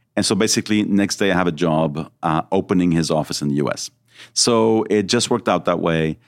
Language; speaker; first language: English; early bilingual, other home language; Hebrew